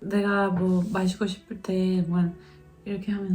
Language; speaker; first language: Korean; non-native, learner; Dutch